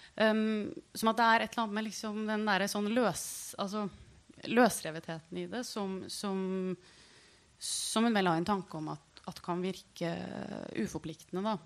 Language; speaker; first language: Norwegian; native; Norwegian